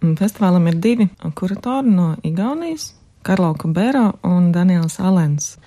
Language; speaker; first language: Latvian; native; Latvian